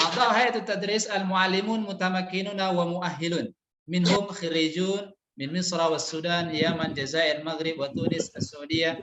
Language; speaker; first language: Arabic; non-native, fluent; Indonesian